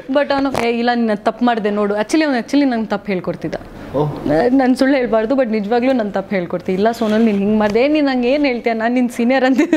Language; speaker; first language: Kannada; non-native, local second language; Konkani